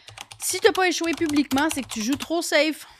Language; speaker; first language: French; native; French